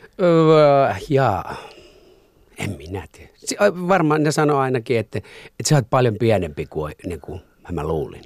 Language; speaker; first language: Finnish; native; Finnish